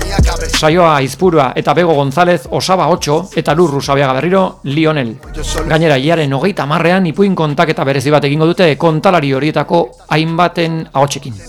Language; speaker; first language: Basque; native; Basque